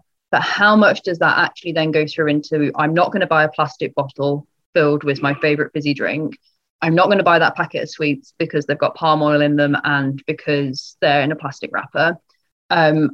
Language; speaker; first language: English; native; English